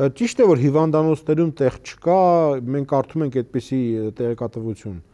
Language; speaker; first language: Armenian; native; Armenian